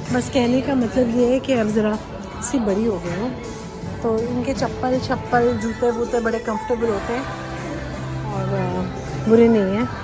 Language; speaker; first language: Urdu; non-native, local second language; Punjabi